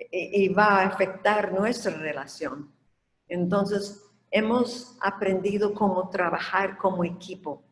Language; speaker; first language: Spanish; non-native, fluent; English